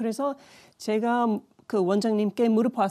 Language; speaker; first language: Korean; non-native, learner; English